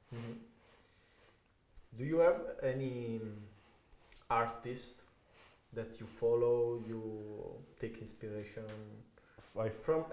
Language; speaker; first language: English; non-native, fluent; Italian